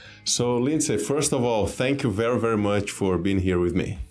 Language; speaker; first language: English; non-native, fluent; Portuguese